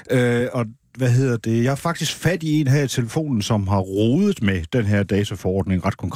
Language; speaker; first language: Danish; native; Danish